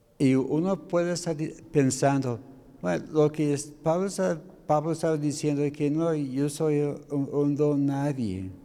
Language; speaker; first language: Spanish; non-native, fluent; English